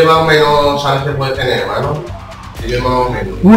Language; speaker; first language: Spanish; native; Spanish